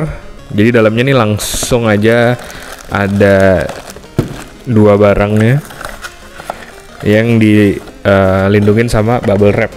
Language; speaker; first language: Indonesian; native; Indonesian